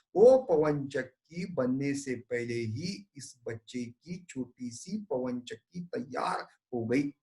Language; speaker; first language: Hindi; non-native, local second language; Marathi